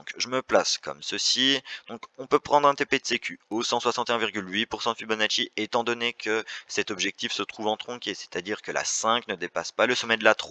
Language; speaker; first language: French; native; French